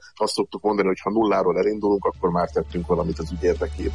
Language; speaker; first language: Hungarian; native; Hungarian